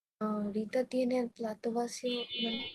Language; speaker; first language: Spanish; non-native, learner; Bangla